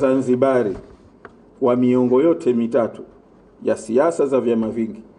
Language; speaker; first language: Swahili; native; Swahili